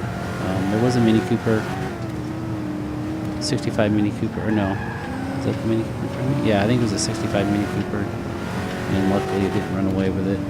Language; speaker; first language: English; native; English